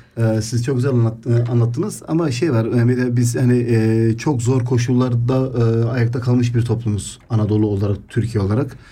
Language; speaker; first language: Turkish; native; Turkish